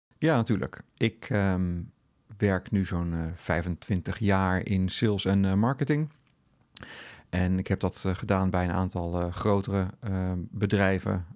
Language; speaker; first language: Dutch; native; Dutch